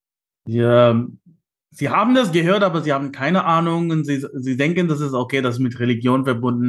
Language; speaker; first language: German; non-native, fluent; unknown